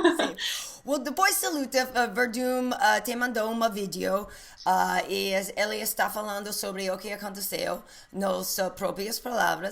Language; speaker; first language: Portuguese; non-native, learner; English